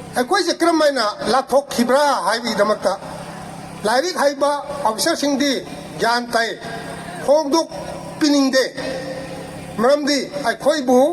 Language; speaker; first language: Manipuri; non-native, local second language; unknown